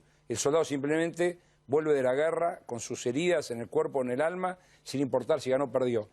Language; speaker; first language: Spanish; native; Spanish